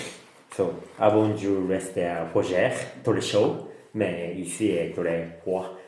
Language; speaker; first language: French; non-native, learner; Japanese